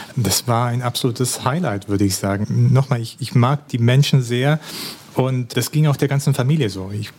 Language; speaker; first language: German; native; German